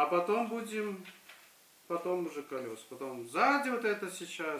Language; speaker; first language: Russian; native; Russian